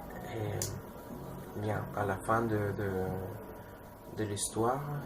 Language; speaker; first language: French; non-native, learner; Spanish